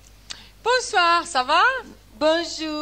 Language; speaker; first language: French; non-native, learner; Portuguese